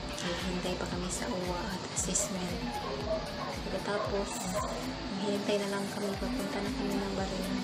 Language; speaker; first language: Filipino; non-native, local second language; Cebuano